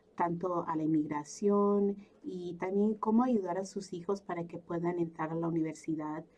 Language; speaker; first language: Spanish; early bilingual, heritage; Spanish